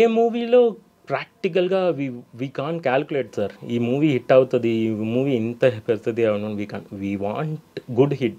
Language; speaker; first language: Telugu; non-native, local second language; Tamil